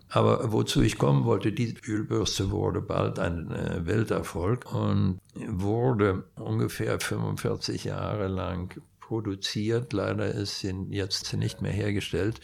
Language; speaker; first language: German; non-native, fluent; Swedish